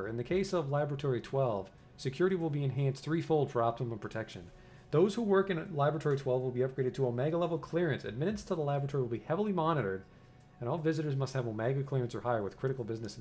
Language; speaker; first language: English; native; English